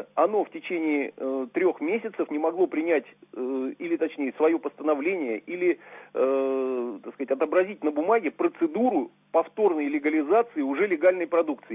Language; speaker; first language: Russian; native; Russian